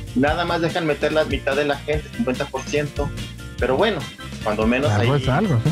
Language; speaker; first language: Spanish; native; Spanish